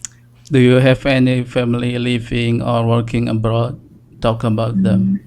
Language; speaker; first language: English; non-native, learner; Indonesian